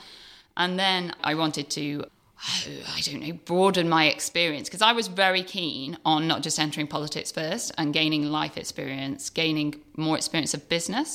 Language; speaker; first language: English; native; English